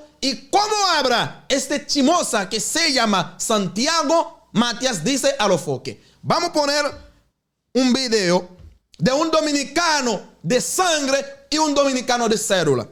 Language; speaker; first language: Spanish; non-native, learner; Haitian Creole